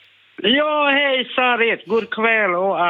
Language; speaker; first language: Swedish; non-native, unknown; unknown